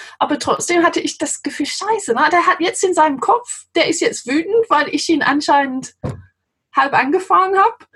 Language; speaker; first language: German; non-native, fluent; English